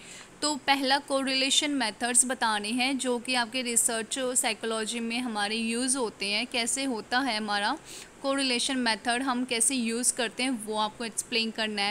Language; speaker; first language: Hindi; native; Hindi